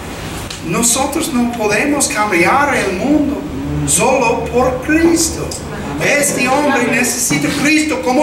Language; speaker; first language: Spanish; non-native, fluent; English